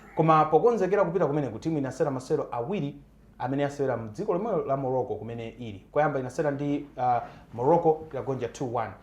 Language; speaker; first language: Nyanja; native; Nyanja